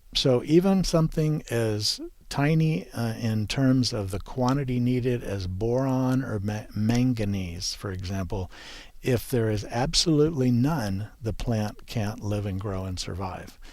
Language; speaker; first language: English; native; English